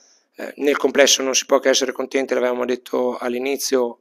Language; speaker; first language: Italian; native; Italian